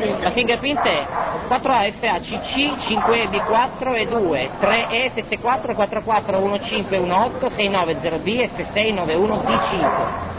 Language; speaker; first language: Italian; native; Italian